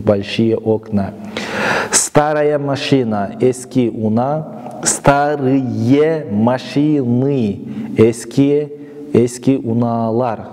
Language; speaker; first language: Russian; non-native, local second language; Kyrgyz